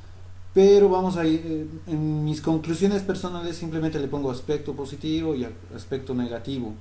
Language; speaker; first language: Spanish; native; Spanish